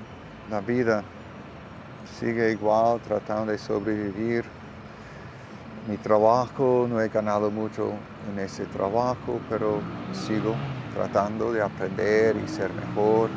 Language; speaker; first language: Spanish; non-native, learner; English